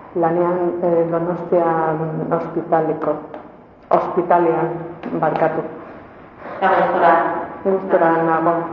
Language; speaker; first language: Basque; non-native, local second language; Spanish